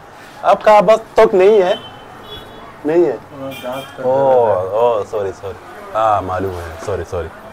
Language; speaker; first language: Hindi; non-native, learner; Arabic